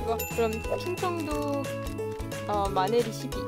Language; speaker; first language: Korean; non-native, learner; French